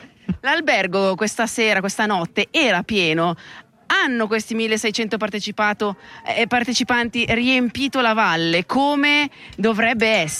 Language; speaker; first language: Italian; native; Italian